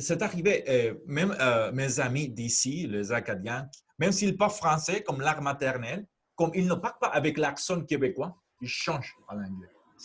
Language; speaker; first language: French; non-native, fluent; Spanish